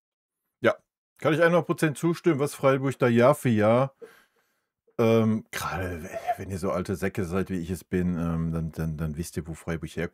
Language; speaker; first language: German; native; German